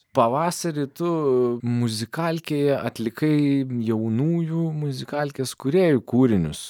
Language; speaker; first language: Lithuanian; native; Lithuanian